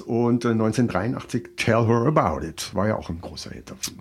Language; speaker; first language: German; native; German